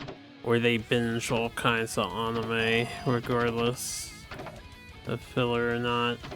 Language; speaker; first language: English; native; English